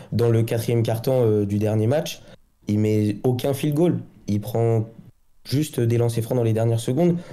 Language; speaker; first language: French; native; French